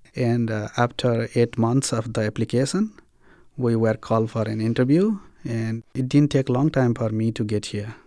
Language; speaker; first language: English; non-native, local second language; Nepali